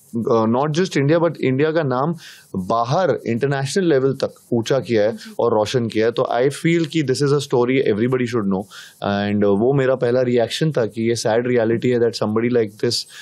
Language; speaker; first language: Hindi; native; Hindi